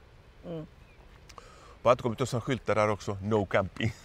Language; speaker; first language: Swedish; native; Swedish